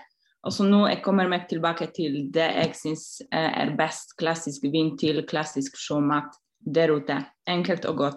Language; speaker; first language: Norwegian; non-native, fluent; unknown